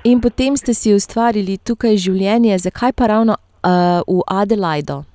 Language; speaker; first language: Slovenian; native; Slovenian